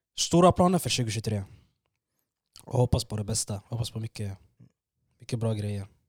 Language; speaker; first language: Swedish; early bilingual, other home language; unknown